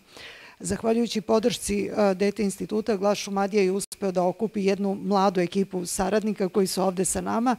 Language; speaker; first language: Bosnian; native; Bosnian